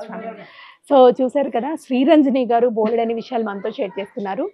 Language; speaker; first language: Telugu; native; Telugu